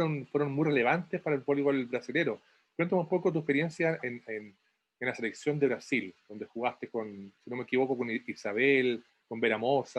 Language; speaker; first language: Spanish; native; Spanish